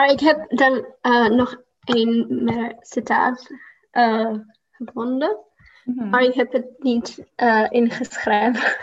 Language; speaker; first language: Dutch; non-native, learner; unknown